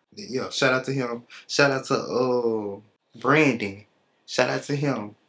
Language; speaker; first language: English; native; English